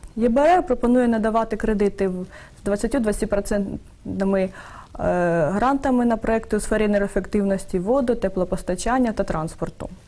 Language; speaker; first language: Ukrainian; native; Ukrainian